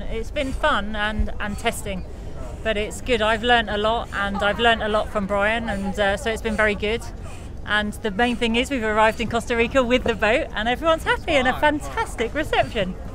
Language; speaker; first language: English; native; English